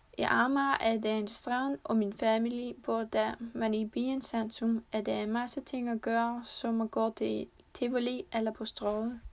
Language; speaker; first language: Danish; non-native, learner; Icelandic